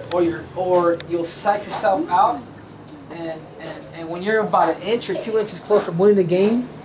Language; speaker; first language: English; early bilingual, other home language; Spanish